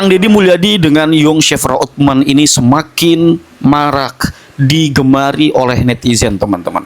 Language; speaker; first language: Indonesian; native; Indonesian